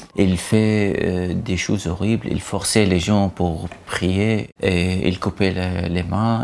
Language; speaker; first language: French; non-native, learner; Arabic